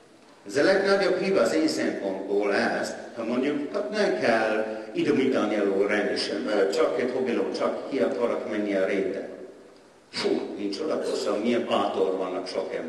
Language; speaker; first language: Hungarian; non-native, learner; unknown